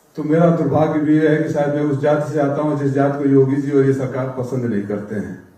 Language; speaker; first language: Hindi; native; Hindi